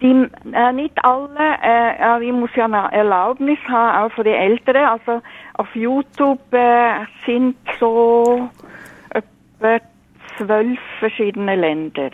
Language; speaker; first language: German; non-native, fluent; Norwegian